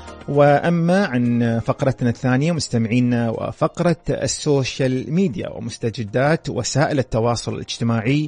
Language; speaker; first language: Arabic; native; Arabic